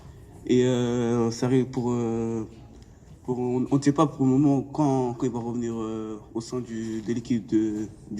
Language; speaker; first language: French; native; French